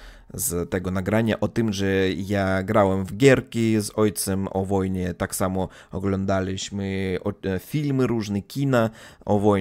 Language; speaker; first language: Polish; non-native, learner; Russian